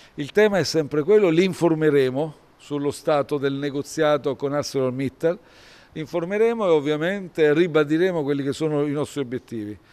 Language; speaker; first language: Italian; native; Italian